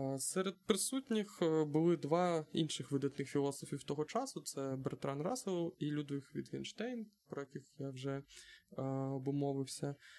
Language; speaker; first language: Ukrainian; non-native, local second language; Russian